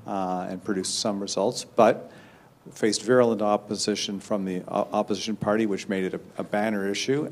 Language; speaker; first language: English; native; English